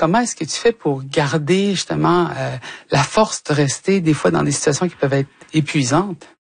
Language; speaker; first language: French; native; French